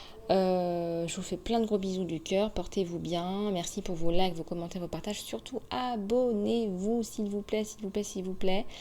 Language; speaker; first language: French; native; French